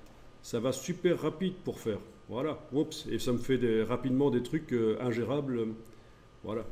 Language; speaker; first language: French; native; French